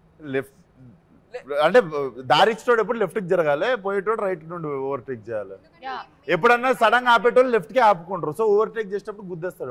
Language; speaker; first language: Telugu; native; Telugu